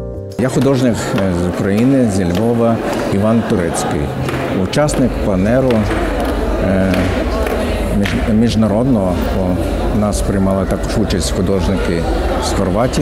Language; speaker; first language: Ukrainian; native; Ukrainian